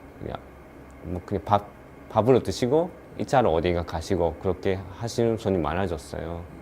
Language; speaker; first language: Korean; non-native, learner; Japanese